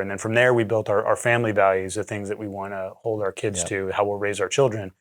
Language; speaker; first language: English; native; English